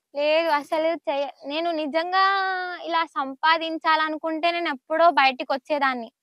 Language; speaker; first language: Telugu; non-native, local second language; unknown